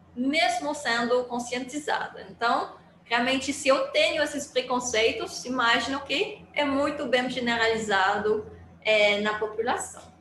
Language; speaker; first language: Portuguese; non-native, fluent; French